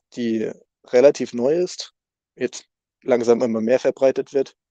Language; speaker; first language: German; native; German